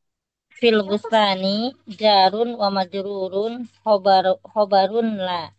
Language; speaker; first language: Arabic; non-native, learner; Indonesian